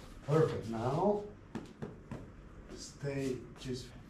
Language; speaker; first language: English; non-native, fluent; Bulgarian